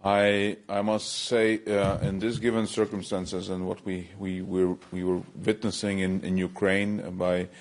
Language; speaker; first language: English; non-native, fluent; Latvian